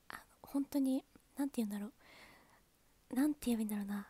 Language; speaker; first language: Japanese; native; Japanese